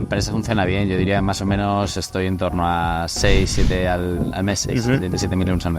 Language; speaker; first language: Spanish; native; Spanish